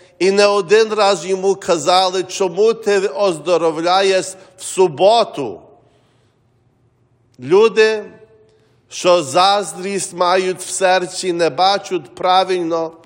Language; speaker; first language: Ukrainian; early bilingual, heritage; Ukrainian